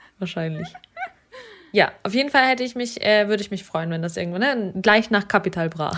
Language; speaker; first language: German; early bilingual, other home language; Russian